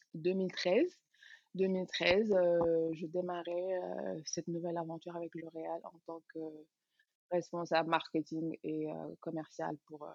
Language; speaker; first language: French; non-native, local second language; Wolof